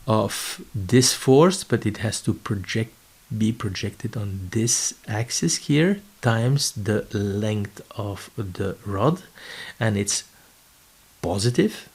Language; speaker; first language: English; non-native, fluent; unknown